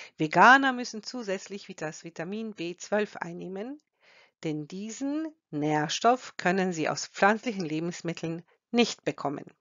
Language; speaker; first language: German; non-native, fluent; Croatian